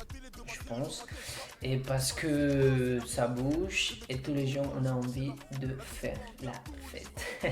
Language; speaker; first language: French; non-native, fluent; Spanish